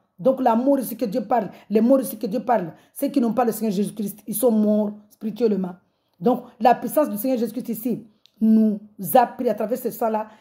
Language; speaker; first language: French; non-native, local second language; Comorian